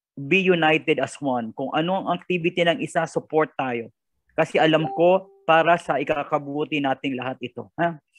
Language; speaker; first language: Filipino; non-native, local second language; Cebuano